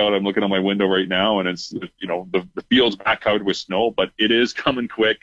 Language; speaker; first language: English; native; English